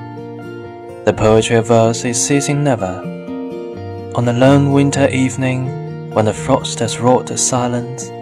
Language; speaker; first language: English; non-native, fluent; Chinese